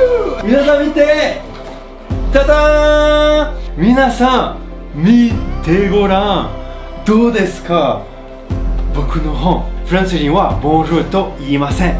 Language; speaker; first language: Japanese; non-native, fluent; French